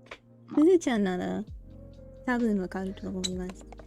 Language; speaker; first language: Japanese; non-native, learner; English